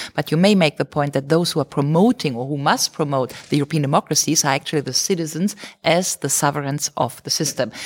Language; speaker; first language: English; non-native, fluent; German